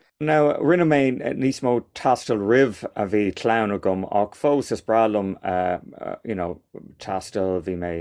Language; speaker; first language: Irish; non-native, local second language; English